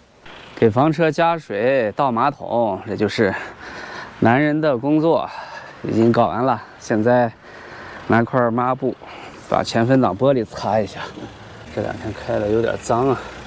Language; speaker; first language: Chinese; native; Chinese